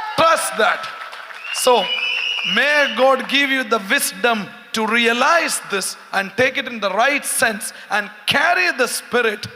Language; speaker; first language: English; non-native, local second language; Malayalam